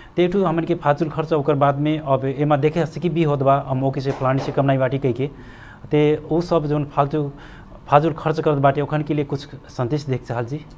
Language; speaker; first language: Bhojpuri; non-native, local second language; Dangaura Tharu